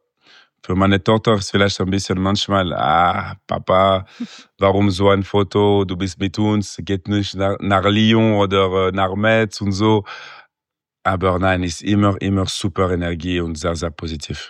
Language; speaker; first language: German; non-native, local second language; French